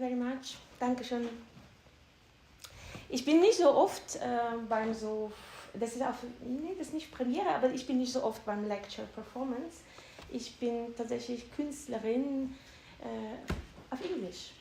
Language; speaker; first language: German; non-native, fluent; Ukrainian